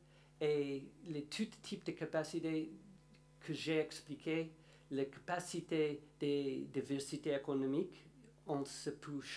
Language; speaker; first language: French; non-native, learner; English